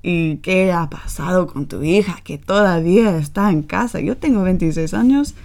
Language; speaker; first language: Spanish; non-native, learner; English